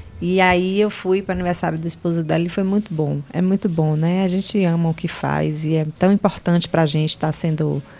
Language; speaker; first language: Portuguese; native; Portuguese